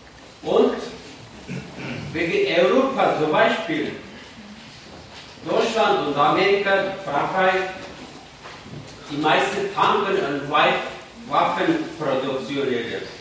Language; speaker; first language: German; non-native, learner; Kurdish